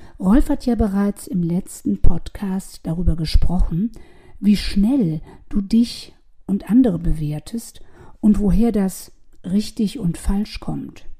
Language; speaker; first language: German; native; German